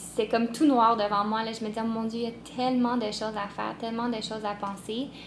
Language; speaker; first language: French; native; French